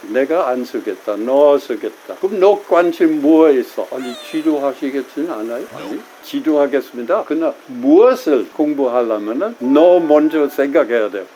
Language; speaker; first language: Korean; non-native, fluent; German